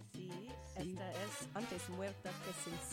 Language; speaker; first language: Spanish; non-native, learner; English